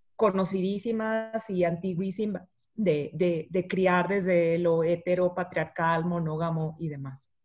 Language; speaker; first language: Spanish; native; Spanish